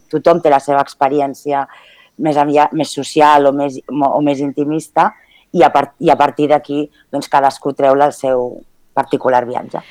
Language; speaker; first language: Catalan; early bilingual, other home language; Spanish